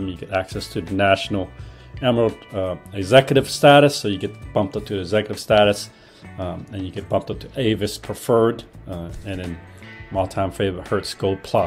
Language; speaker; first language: English; native; English